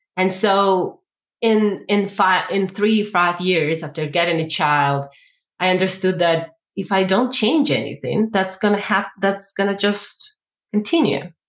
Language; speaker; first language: English; non-native, fluent; Ukrainian